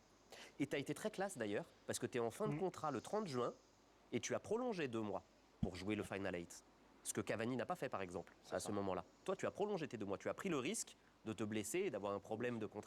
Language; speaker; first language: French; native; French